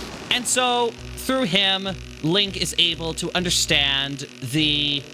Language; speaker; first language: English; native; English